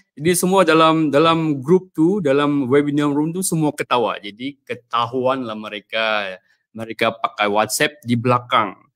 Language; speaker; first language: Malay; native; Malay